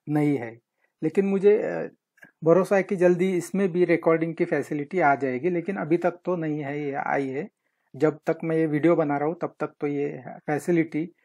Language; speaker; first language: Hindi; non-native, local second language; Marathi